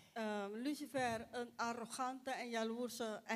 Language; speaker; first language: Dutch; non-native, local second language; Papiamento